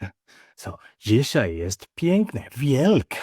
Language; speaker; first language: Polish; non-native, learner; English